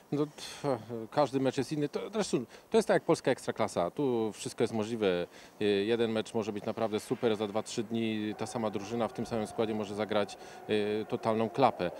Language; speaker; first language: Polish; native; Polish